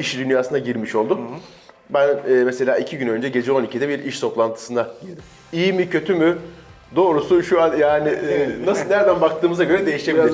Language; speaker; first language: Turkish; native; Turkish